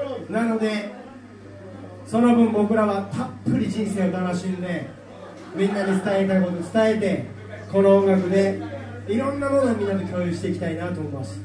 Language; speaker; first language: Japanese; native; Japanese